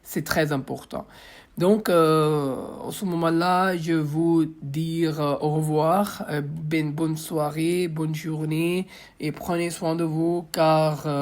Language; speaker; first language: French; non-native, fluent; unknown